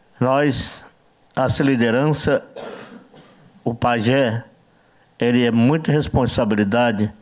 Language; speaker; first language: Portuguese; non-native, learner; Yanomámi